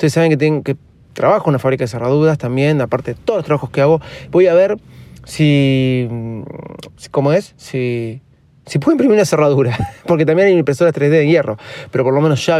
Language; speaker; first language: Spanish; native; Spanish